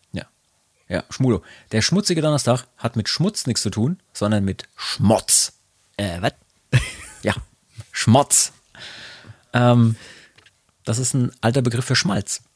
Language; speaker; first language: German; native; German